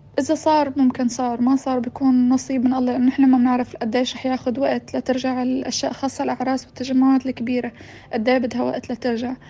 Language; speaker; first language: Arabic; native; Arabic